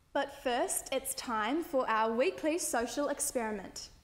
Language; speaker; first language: English; native; English